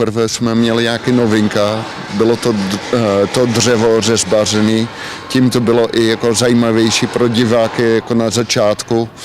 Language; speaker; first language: Czech; non-native, learner; Dutch